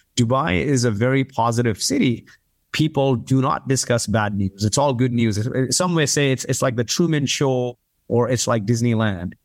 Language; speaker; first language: English; early bilingual, other home language; Arabic